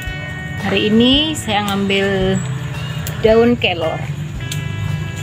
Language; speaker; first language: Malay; non-native, local second language; Madurese